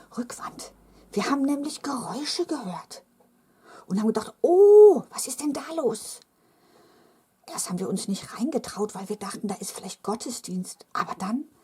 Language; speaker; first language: German; native; German